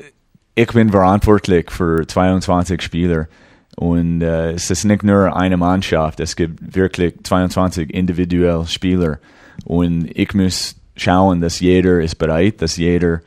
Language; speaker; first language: German; early bilingual, heritage; English